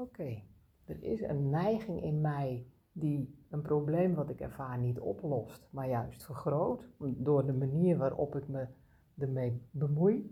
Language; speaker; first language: Dutch; native; Dutch